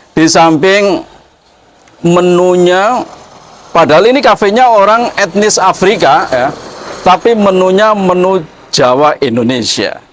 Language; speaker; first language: Indonesian; native; Indonesian